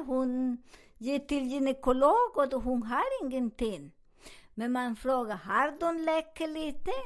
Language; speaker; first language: Swedish; non-native, learner; Spanish